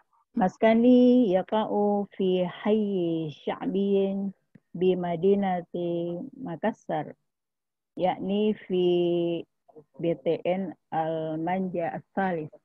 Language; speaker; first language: Arabic; non-native, learner; Indonesian